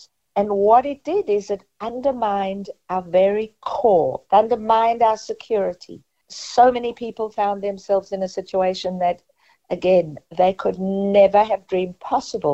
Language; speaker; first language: English; native; English